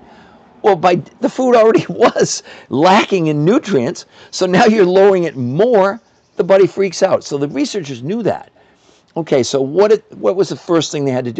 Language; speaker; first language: English; native; English